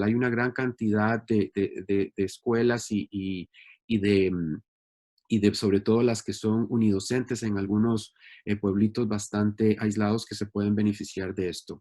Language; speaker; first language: Spanish; native; Spanish